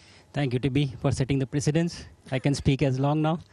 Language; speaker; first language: English; non-native, local second language; Hindi